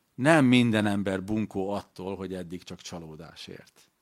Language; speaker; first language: Hungarian; native; Hungarian